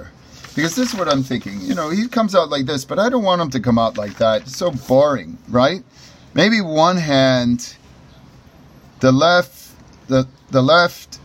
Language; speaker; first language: English; native; English